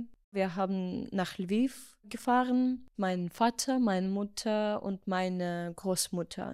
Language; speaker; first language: German; non-native, learner; Ukrainian